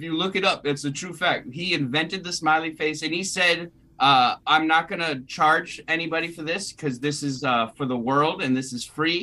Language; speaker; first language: English; native; English